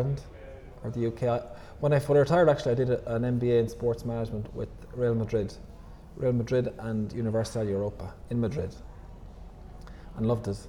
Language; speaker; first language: English; native; English